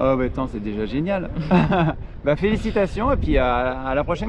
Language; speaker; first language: French; native; French